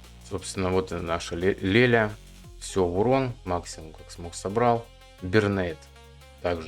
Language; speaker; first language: Russian; native; Russian